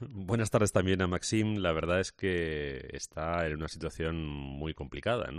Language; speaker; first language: Spanish; native; Spanish